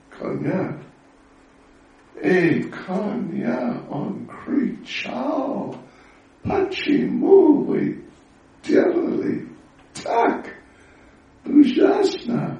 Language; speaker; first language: Russian; non-native, learner; English